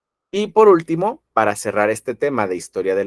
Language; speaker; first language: Spanish; native; Spanish